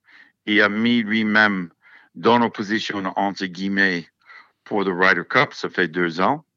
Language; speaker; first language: French; non-native, fluent; English